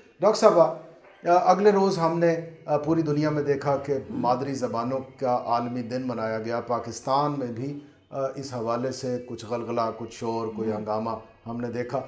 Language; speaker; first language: Urdu; non-native, local second language; Punjabi